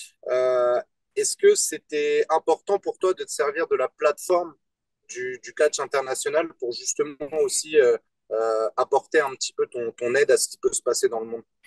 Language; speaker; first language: French; native; French